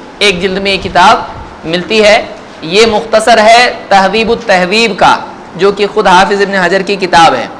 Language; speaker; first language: Urdu; native; Urdu